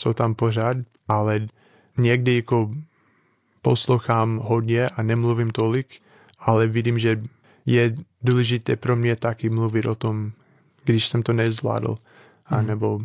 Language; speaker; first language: Czech; non-native, fluent; English